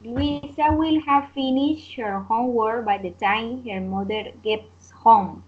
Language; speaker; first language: English; non-native, learner; Spanish